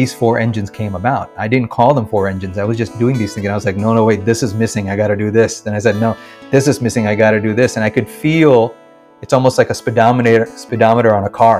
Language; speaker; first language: English; early bilingual, other home language; Malayalam